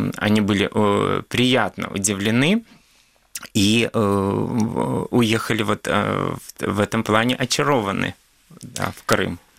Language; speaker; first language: Russian; non-native, local second language; Crimean Tatar